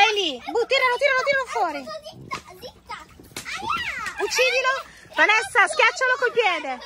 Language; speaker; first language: Italian; native; Italian